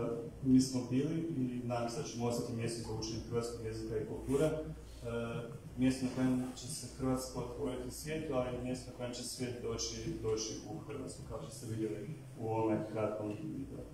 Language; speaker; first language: Croatian; native; Croatian